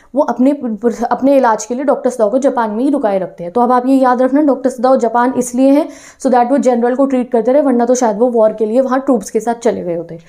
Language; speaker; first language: Hindi; non-native, local second language; Punjabi